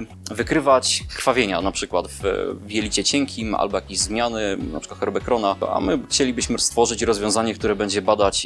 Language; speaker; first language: Polish; native; Polish